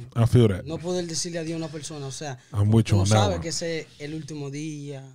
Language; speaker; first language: Spanish; early bilingual, other home language; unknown